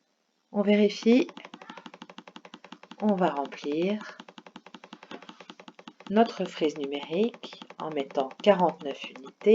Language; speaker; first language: French; native; French